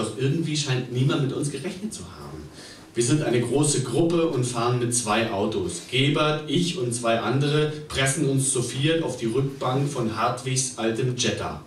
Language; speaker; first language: German; native; German